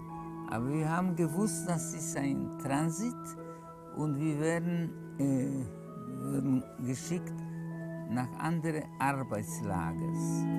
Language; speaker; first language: German; non-native, learner; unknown